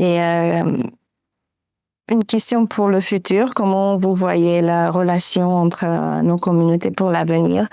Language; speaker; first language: French; non-native, fluent; Romanian